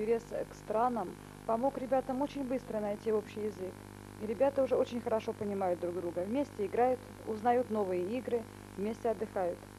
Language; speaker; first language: Russian; native; Russian